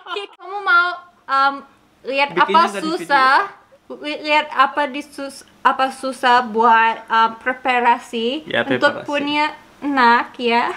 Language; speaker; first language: Indonesian; non-native, learner; English